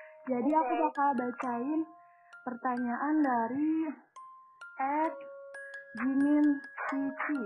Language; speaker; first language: Indonesian; native; Indonesian